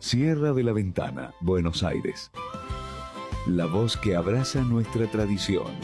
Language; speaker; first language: Spanish; native; Spanish